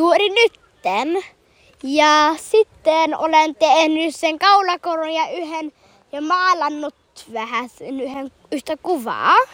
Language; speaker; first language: Finnish; early bilingual, heritage; Finnish